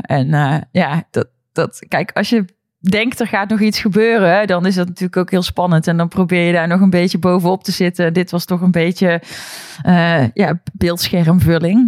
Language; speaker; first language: Dutch; native; Dutch